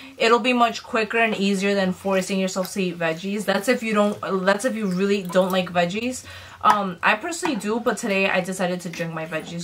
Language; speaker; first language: English; early bilingual, other home language; Spanish